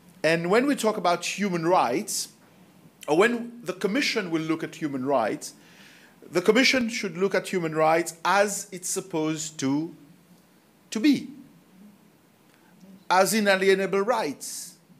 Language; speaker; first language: English; non-native, local second language; Seselwa Creole French